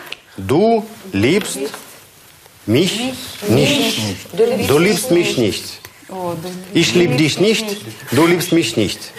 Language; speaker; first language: German; non-native, fluent; Russian